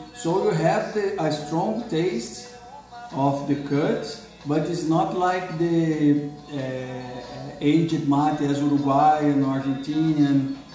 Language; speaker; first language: English; non-native, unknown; Portuguese